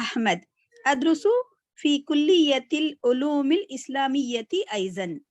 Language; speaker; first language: Arabic; non-native, learner; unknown